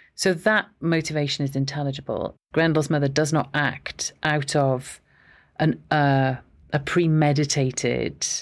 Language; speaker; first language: English; native; English